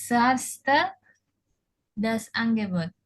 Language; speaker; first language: German; non-native, learner; Indonesian